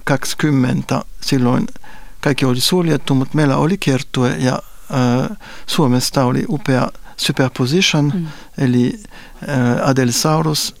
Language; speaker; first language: Finnish; non-native, fluent; French